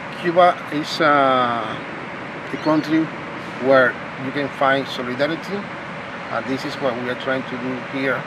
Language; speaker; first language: English; non-native, fluent; Spanish